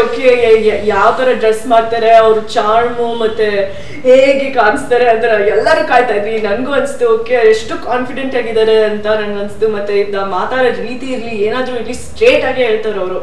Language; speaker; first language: Kannada; non-native, fluent; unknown